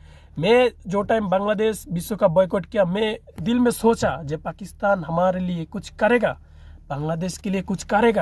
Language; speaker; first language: Hindi; non-native, fluent; Bangla